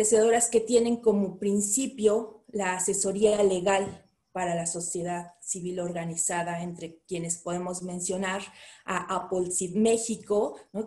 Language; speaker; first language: Spanish; native; Spanish